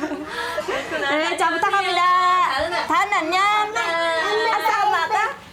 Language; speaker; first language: Korean; non-native, learner; Khmer